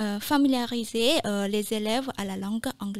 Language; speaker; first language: French; non-native, fluent; Khmer